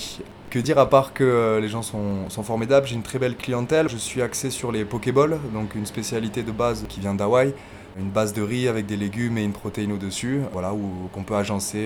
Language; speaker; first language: French; native; French